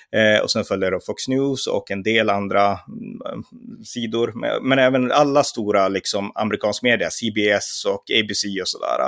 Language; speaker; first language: Swedish; native; Swedish